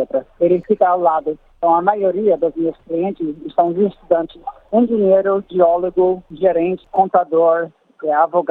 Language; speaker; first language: Portuguese; non-native, fluent; English